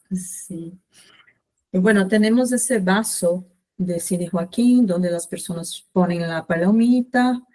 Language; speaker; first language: Spanish; non-native, fluent; Portuguese